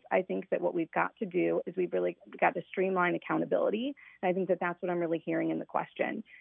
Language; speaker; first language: English; native; English